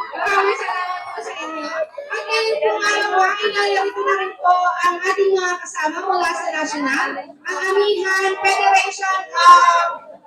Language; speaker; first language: Filipino; native; Filipino